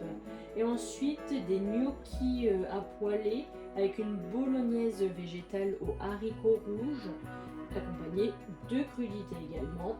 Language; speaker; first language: French; native; French